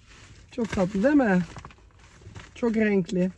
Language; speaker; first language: Turkish; early bilingual, heritage; Turkish